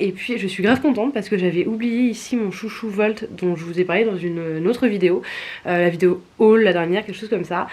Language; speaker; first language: French; native; French